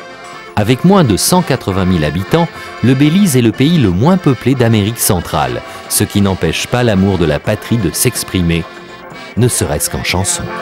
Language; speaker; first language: French; native; French